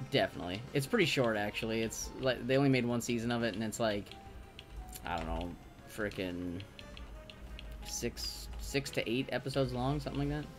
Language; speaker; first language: English; native; English